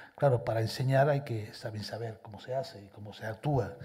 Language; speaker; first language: Spanish; native; Spanish